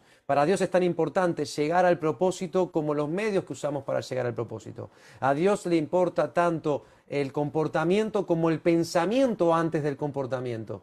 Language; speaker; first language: Spanish; native; Spanish